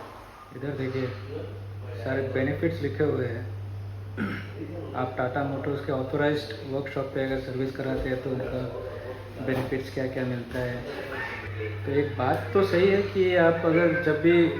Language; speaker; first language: Hindi; native; Hindi